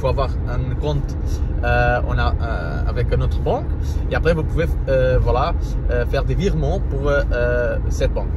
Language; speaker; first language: French; non-native, learner; Portuguese